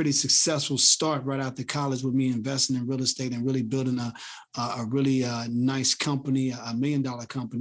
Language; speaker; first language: English; native; English